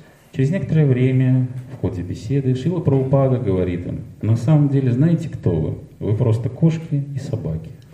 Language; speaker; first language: Russian; native; Russian